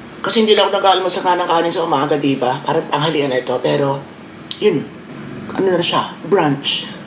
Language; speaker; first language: Filipino; native; Filipino